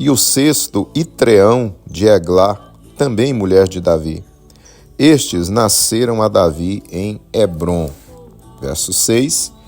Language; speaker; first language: Portuguese; native; Portuguese